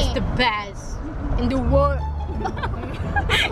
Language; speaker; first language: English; non-native, learner; Indonesian